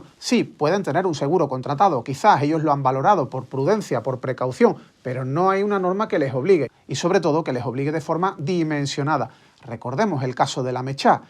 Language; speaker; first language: Spanish; native; Spanish